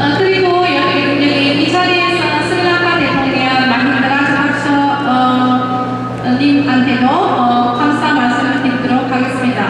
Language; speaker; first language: Korean; non-native, fluent; Sinhala